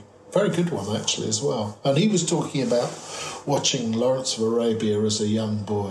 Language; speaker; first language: English; native; English